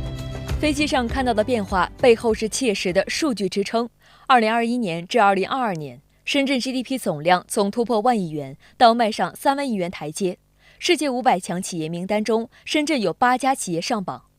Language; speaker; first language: Chinese; native; Chinese